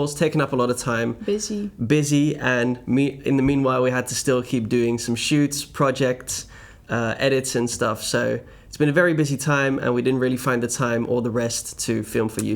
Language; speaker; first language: English; non-native, fluent; Dutch